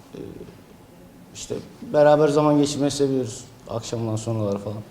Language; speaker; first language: Turkish; native; Turkish